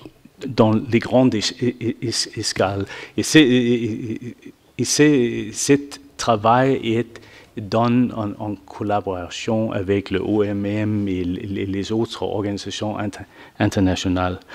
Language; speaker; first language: French; non-native, fluent; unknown